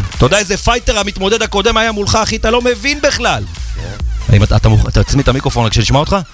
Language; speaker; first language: Hebrew; native; Hebrew